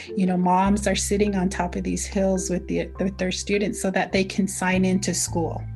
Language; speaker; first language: English; early bilingual, other home language; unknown